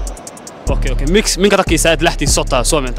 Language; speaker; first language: Finnish; early bilingual, other home language; Arabic